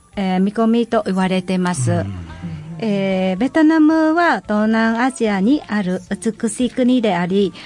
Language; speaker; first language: Japanese; non-native, fluent; Vietnamese